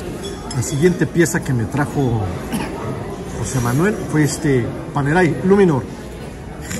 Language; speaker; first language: Spanish; native; Spanish